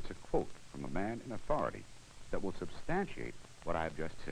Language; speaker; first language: English; native; English